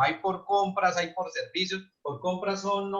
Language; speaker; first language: Spanish; native; Spanish